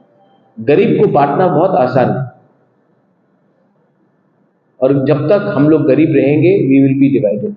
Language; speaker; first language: Hindi; non-native, local second language; Kok Borok